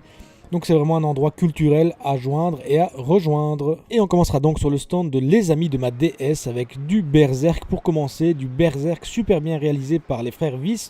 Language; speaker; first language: French; native; French